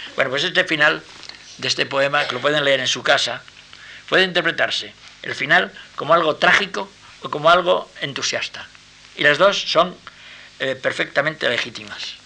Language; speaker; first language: Spanish; native; Spanish